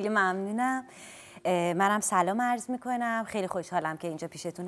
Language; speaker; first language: Persian; native; Persian